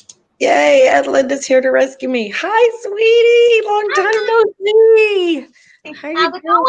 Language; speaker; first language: English; native; English